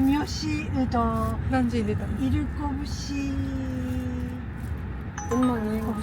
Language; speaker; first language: Korean; non-native, learner; Japanese